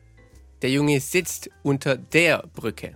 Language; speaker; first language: German; native; German